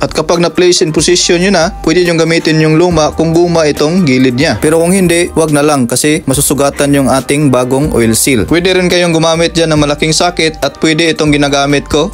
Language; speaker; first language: Filipino; native; Filipino